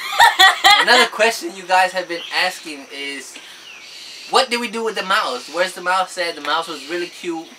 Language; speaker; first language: English; native; English